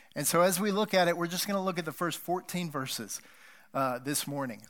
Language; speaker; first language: English; native; English